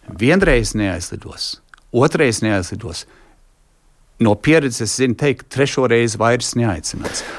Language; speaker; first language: Latvian; early bilingual, heritage; Latvian